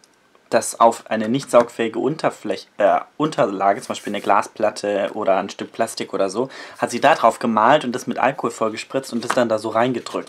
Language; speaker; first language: German; native; German